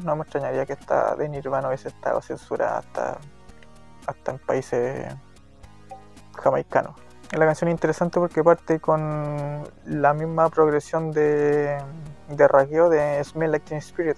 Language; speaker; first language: Spanish; native; Spanish